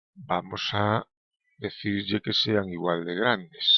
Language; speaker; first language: Spanish; native; Spanish